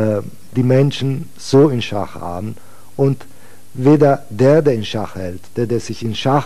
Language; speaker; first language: German; non-native, fluent; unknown